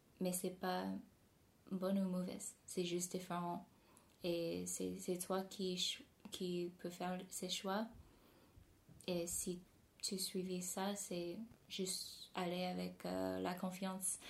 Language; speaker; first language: French; non-native, fluent; English